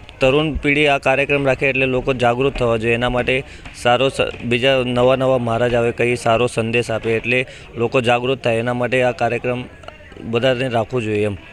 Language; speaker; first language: Gujarati; non-native, local second language; Marathi